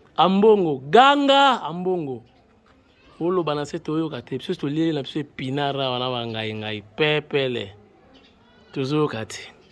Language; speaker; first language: Lingala; non-native, local second language; Kongo